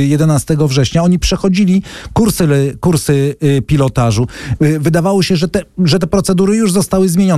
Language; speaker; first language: Polish; native; Polish